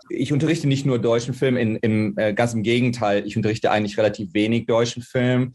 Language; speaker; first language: German; native; German